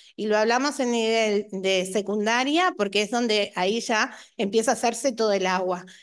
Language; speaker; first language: Spanish; native; Spanish